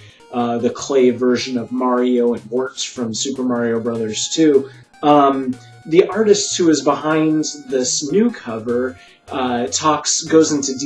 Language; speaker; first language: English; native; English